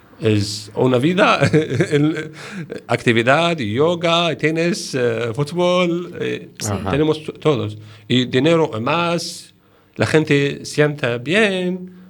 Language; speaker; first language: Spanish; non-native, learner; Arabic